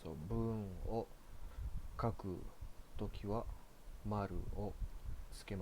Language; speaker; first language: Japanese; non-native, fluent; Filipino